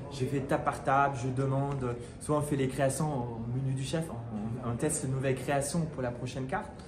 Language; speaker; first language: French; non-native, fluent; German